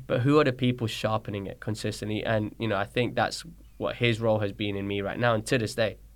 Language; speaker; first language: English; early bilingual, other home language; Spanish